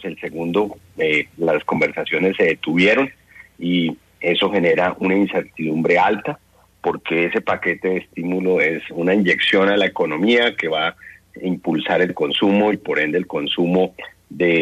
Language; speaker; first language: Spanish; native; Spanish